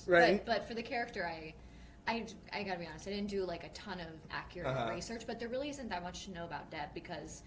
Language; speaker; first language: English; native; English